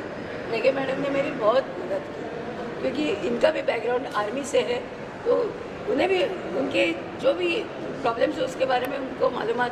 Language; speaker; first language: Hindi; native; Hindi